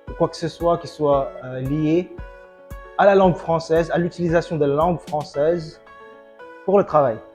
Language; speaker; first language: French; early bilingual, other home language; Filipino